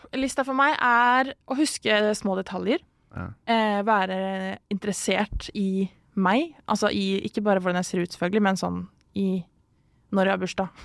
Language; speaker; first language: Norwegian; native; Norwegian